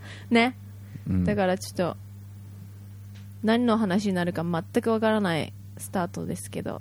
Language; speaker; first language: Japanese; early bilingual, heritage; Japanese